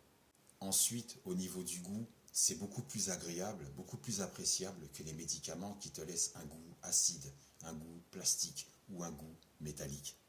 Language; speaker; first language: French; native; French